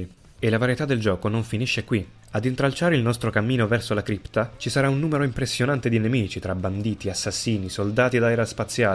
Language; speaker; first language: Italian; native; Italian